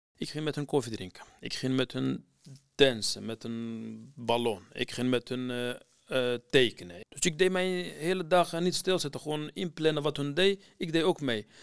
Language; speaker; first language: Dutch; non-native, fluent; Kurdish